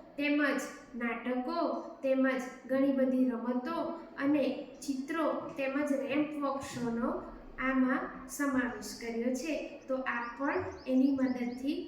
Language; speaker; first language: Gujarati; native; Gujarati